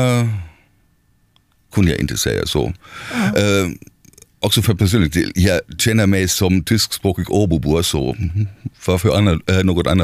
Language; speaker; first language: Swedish; non-native, fluent; German